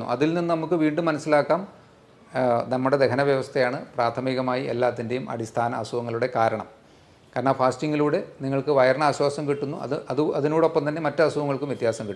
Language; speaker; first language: Malayalam; native; Malayalam